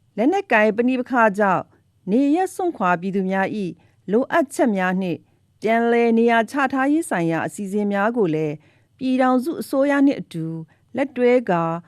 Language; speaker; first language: Burmese; non-native, local second language; S'gaw Karen